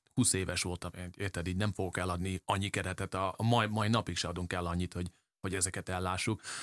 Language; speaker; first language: Hungarian; early bilingual, heritage; English